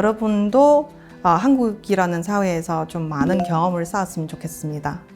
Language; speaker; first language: Korean; non-native, fluent; Chinese